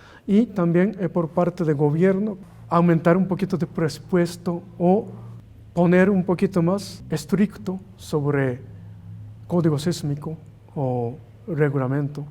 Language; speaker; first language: Spanish; non-native, learner; Japanese